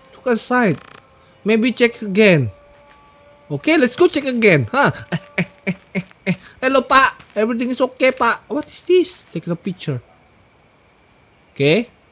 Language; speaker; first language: English; non-native, learner; Indonesian